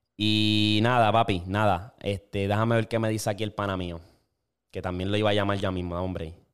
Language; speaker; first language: Spanish; native; Spanish